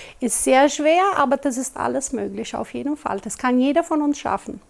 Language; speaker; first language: German; non-native, local second language; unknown